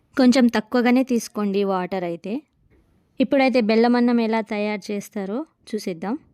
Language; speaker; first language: Telugu; non-native, local second language; Lambadi